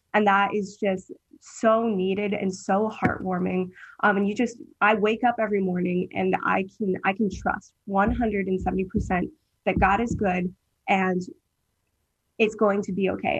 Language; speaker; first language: English; early bilingual, heritage; English